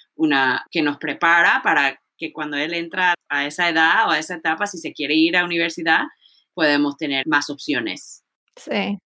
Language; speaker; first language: Spanish; early bilingual, heritage; Spanish